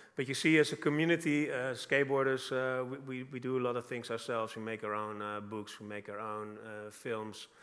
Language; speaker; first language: English; non-native, fluent; Dutch